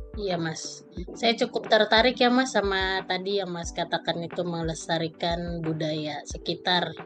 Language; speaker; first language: Indonesian; native; Indonesian